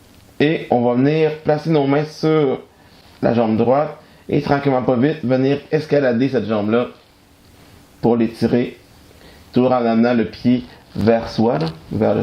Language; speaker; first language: French; native; French